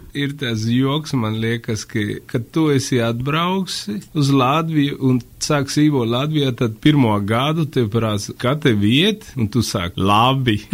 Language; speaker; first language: Latvian; non-native, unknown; Spanish